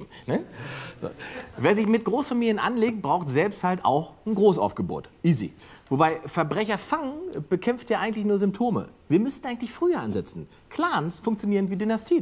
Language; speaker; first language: German; native; German